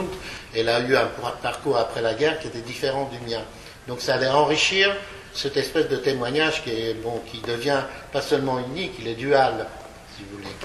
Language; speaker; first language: French; early bilingual, other home language; Polish